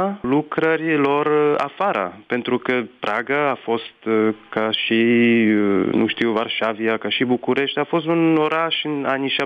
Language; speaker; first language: Romanian; non-native, fluent; Czech